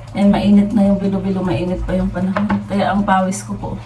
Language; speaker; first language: Filipino; native; Filipino